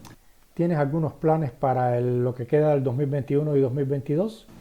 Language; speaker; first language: Spanish; native; Spanish